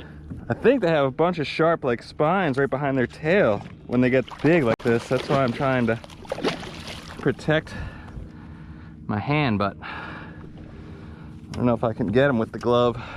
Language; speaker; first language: English; native; English